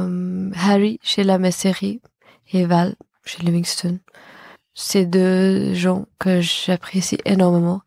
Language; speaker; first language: French; non-native, fluent; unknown